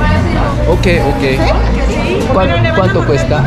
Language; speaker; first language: Spanish; non-native, learner; Korean